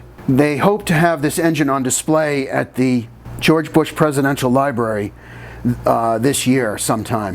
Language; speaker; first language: English; native; English